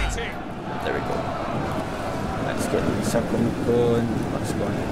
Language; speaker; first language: English; native; English